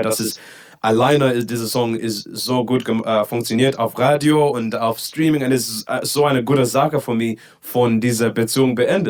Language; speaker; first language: German; non-native, learner; English